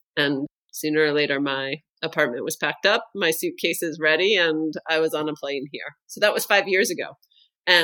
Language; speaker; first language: English; native; English